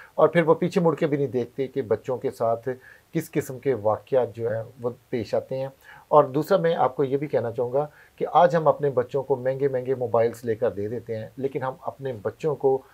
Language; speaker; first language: Urdu; non-native, local second language; Punjabi